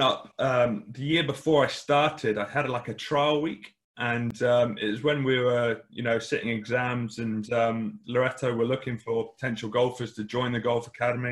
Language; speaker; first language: English; native; English